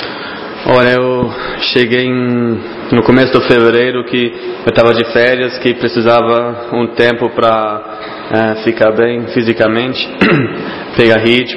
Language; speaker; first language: Portuguese; non-native, fluent; German